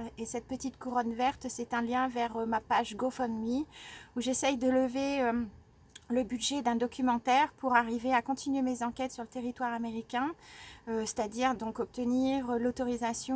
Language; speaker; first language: French; native; French